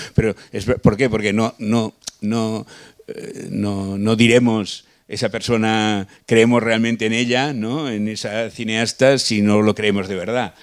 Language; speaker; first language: Spanish; non-native, local second language; Catalan